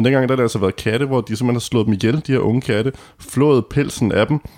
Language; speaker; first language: Danish; native; Danish